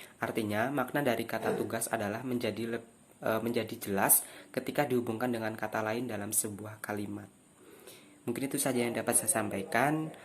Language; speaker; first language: Indonesian; native; Indonesian